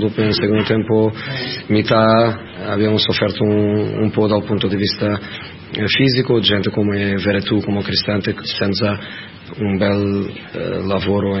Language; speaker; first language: Italian; non-native, fluent; Portuguese